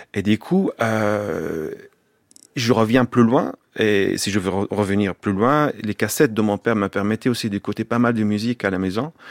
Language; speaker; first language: French; non-native, fluent; Arabic